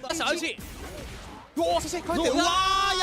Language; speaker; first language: Japanese; native; Japanese